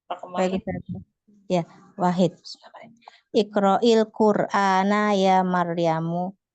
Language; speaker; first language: Arabic; non-native, learner; Indonesian